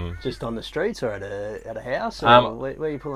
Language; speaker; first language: English; native; English